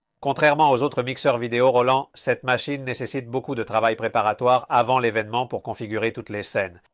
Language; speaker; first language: French; non-native, fluent; Spanish